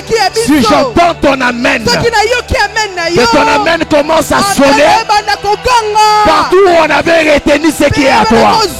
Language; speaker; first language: French; non-native, local second language; Lingala